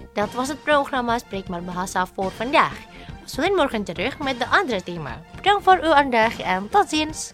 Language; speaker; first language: Dutch; non-native, fluent; Indonesian